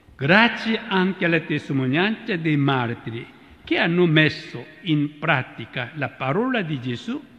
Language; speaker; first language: Italian; non-native, fluent; Korean